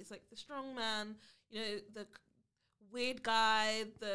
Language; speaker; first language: English; native; English